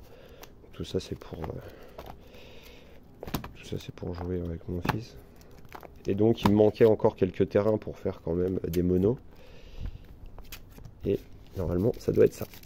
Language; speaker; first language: French; native; French